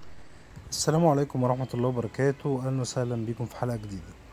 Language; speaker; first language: Arabic; native; Arabic